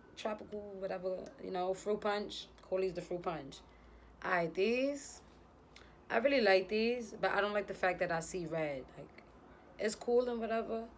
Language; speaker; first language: English; native; English